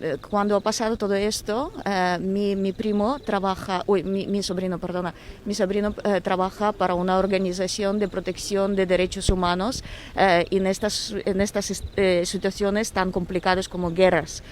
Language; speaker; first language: Spanish; non-native, fluent; Ukrainian